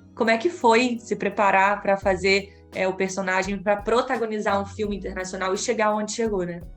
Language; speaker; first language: Portuguese; native; Portuguese